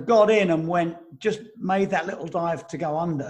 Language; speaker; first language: English; native; English